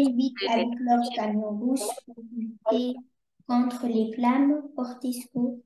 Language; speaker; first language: French; non-native, learner; Arabic